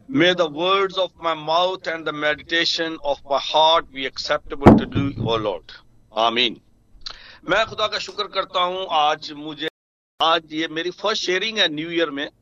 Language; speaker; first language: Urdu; non-native, local second language; Punjabi